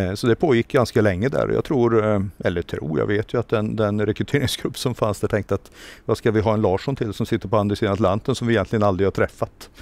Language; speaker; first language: Swedish; native; Swedish